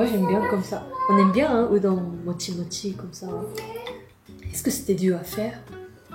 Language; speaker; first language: French; non-native, learner; Japanese